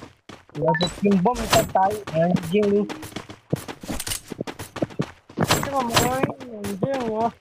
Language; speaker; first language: Indonesian; native; Indonesian